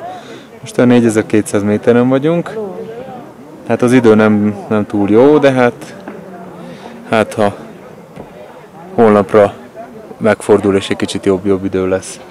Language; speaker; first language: Hungarian; native; Hungarian